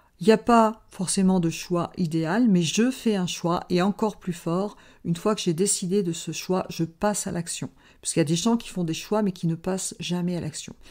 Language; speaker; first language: French; native; French